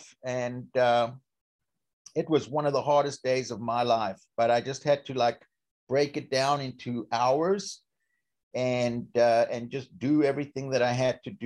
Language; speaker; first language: English; native; English